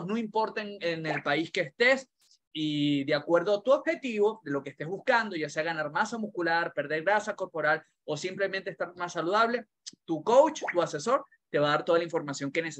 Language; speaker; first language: Spanish; native; Spanish